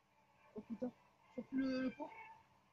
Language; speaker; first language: French; native; French